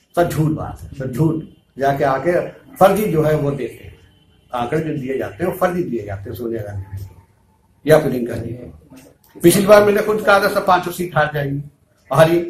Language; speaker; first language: Hindi; native; Hindi